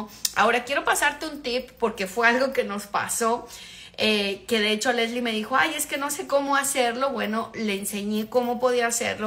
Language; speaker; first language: Spanish; native; Spanish